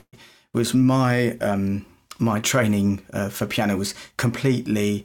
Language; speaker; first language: English; native; English